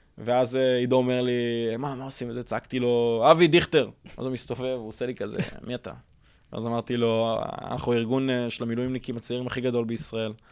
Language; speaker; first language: Hebrew; early bilingual, other home language; English